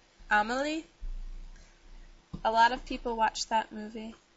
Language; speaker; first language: English; native; English